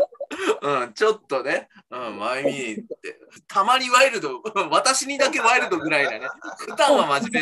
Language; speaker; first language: Japanese; native; Japanese